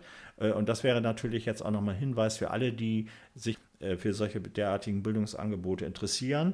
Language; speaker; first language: German; native; German